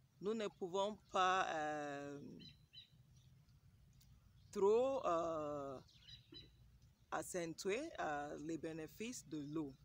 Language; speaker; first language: French; non-native, learner; English